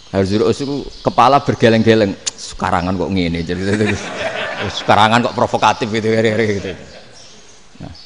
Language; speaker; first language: Indonesian; non-native, local second language; Javanese